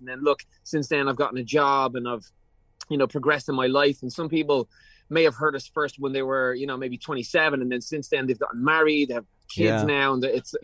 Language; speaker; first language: English; native; English